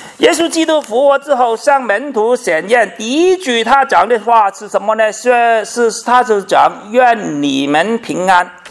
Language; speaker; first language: Chinese; non-native, local second language; Cantonese